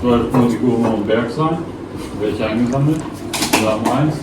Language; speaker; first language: German; native; German